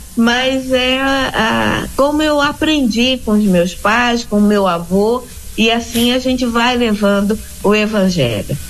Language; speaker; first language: Portuguese; native; Portuguese